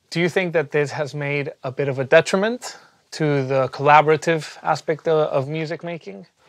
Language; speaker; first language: English; non-native, fluent; Spanish